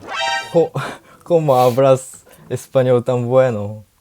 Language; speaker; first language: Spanish; non-native, learner; Japanese